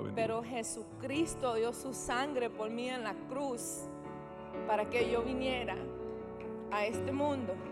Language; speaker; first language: Spanish; early bilingual, heritage; Spanish